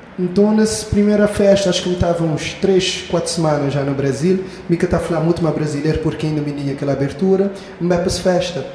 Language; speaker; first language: Portuguese; non-native, local second language; Kabuverdianu